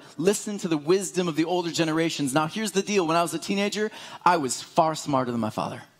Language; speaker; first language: English; native; English